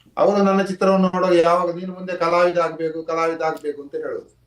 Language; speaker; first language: Kannada; native; Kannada